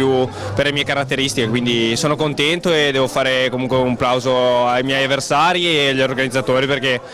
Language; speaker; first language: Italian; native; Italian